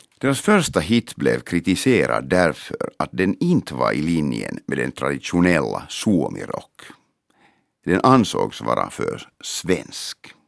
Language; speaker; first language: Swedish; non-native, local second language; Finnish